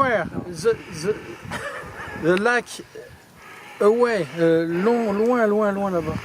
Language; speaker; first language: English; non-native, learner; French